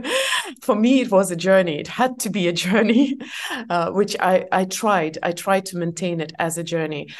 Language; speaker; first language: English; non-native, fluent; Estonian